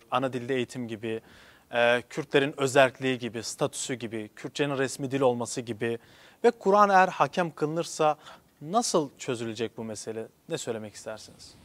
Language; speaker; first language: Turkish; non-native, local second language; Kurdish